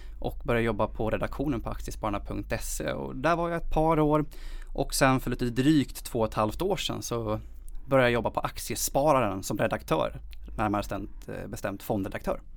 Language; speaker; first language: Swedish; native; Swedish